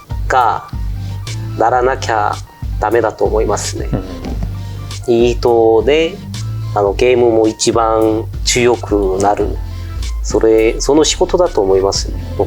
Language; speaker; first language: Japanese; non-native, fluent; Korean